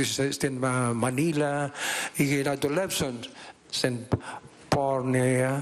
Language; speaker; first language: Greek; non-native, learner; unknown